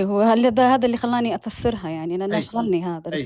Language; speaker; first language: Arabic; native; Arabic